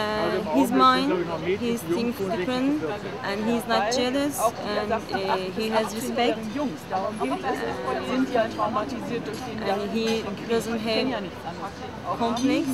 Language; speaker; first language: English; non-native, learner; Turkish